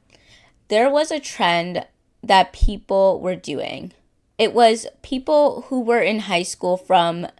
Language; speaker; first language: English; native; English